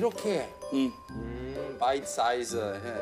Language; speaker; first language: Korean; non-native, learner; Italian